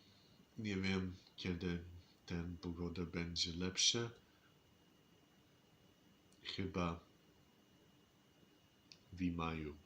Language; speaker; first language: Polish; non-native, learner; English